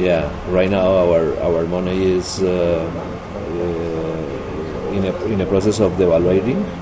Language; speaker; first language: English; non-native, learner; Spanish